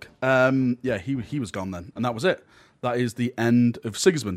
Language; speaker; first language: English; native; English